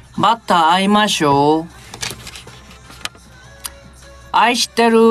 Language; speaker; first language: Japanese; non-native, learner; Korean